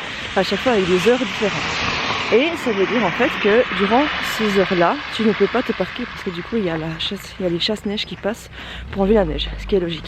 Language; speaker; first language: French; native; French